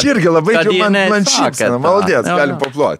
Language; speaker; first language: Lithuanian; native; Lithuanian